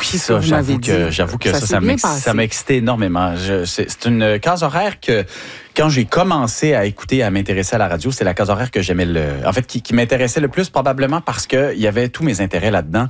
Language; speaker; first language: French; native; French